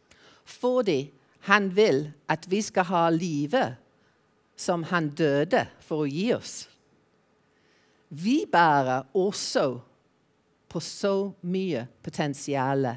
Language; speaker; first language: Norwegian; non-native, fluent; English